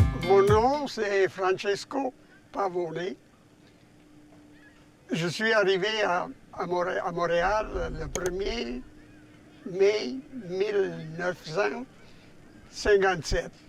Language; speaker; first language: French; non-native, fluent; Italian